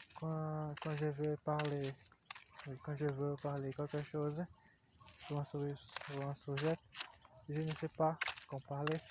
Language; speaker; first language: French; non-native, learner; Portuguese